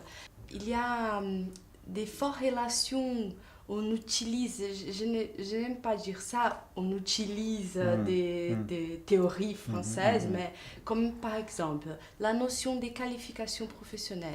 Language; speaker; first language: French; non-native, fluent; Portuguese